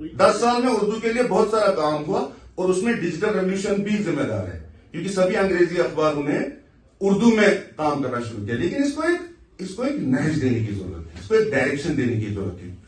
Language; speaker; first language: Urdu; non-native, local second language; Kashmiri